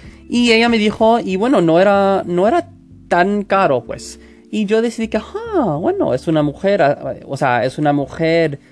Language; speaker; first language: Spanish; non-native, fluent; English